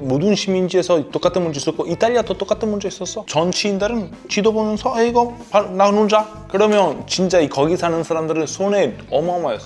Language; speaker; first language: Korean; non-native, fluent; Italian